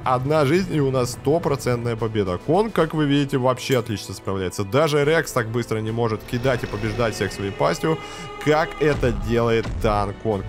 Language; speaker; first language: Russian; native; Russian